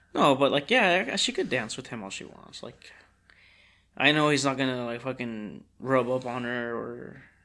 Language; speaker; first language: English; early bilingual, other home language; Spanish